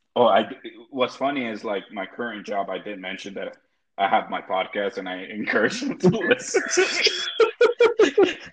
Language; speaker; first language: English; early bilingual, other home language; Spanish